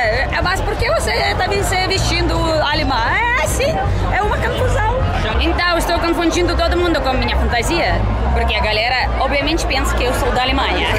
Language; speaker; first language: Portuguese; non-native, fluent; Russian